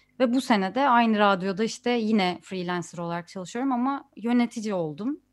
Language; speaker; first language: Turkish; native; Turkish